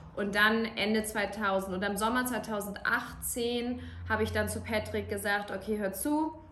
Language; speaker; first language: German; native; German